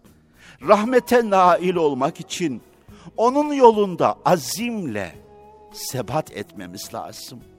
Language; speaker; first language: Turkish; native; Turkish